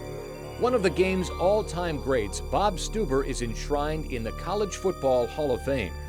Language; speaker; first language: English; native; English